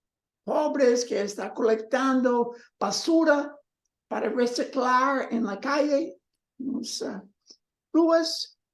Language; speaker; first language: Spanish; non-native, learner; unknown